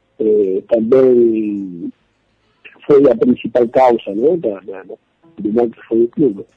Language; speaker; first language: Portuguese; non-native, learner; Spanish